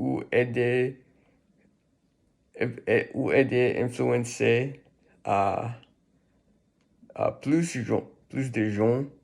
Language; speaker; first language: French; non-native, learner; English